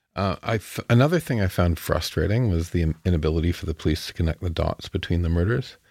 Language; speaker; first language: English; native; English